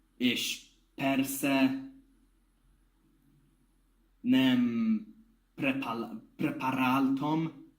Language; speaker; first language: Hungarian; non-native, learner; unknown